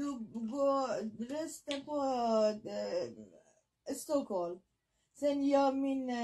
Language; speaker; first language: Swedish; non-native, learner; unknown